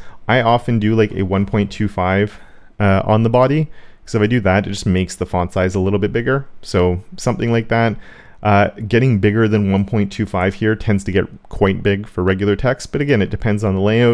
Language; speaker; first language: English; native; English